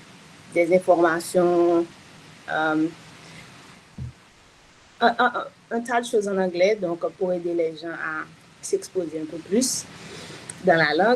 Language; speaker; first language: French; non-native, local second language; Haitian Creole